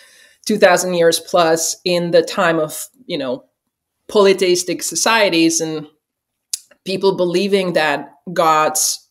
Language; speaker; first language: English; non-native, fluent; Czech